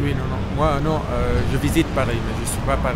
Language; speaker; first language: French; non-native, fluent; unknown